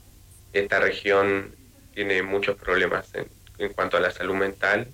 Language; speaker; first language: Spanish; native; Spanish